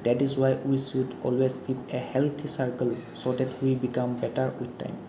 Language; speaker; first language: English; non-native, local second language; Assamese